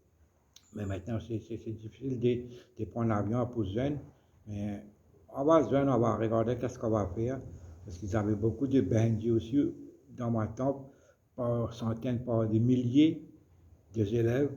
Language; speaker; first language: French; non-native, local second language; Morisyen